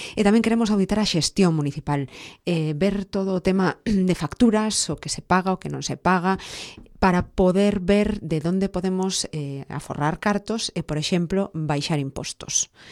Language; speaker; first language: Galician; non-native, local second language; Spanish